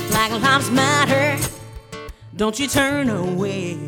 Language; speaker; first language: English; native; English